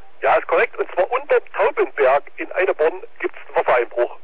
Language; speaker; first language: German; native; German